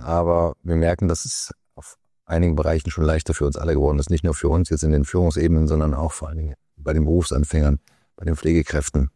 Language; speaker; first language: German; native; German